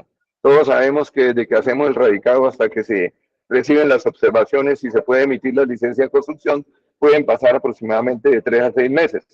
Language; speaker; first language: Spanish; native; Spanish